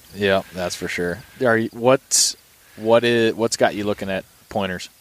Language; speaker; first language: English; native; English